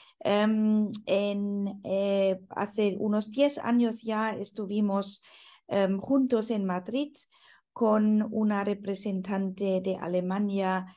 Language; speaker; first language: Spanish; non-native, fluent; German